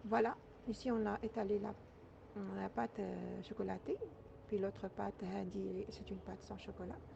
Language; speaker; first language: French; non-native, local second language; Arabic